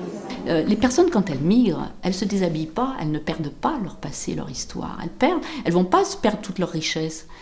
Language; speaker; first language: French; native; French